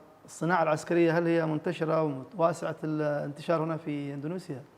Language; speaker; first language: Arabic; native; Arabic